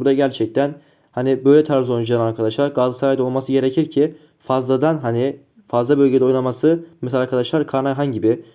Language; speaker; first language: Turkish; native; Turkish